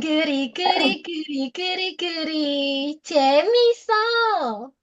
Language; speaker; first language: Korean; non-native, learner; Indonesian